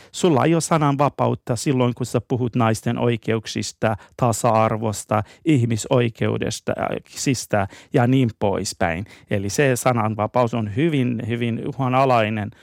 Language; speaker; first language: Finnish; non-native, fluent; Persian